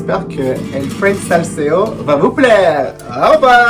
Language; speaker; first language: French; non-native, fluent; Spanish